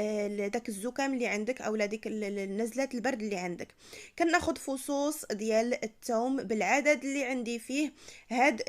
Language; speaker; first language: Arabic; native; Arabic